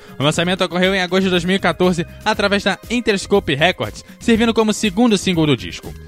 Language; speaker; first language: Portuguese; native; Portuguese